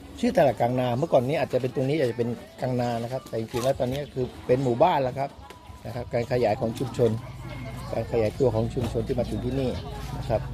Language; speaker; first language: Thai; native; Thai